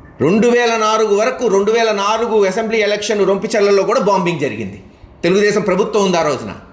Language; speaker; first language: Telugu; native; Telugu